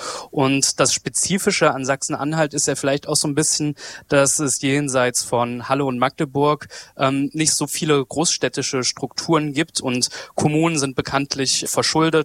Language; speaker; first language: German; native; German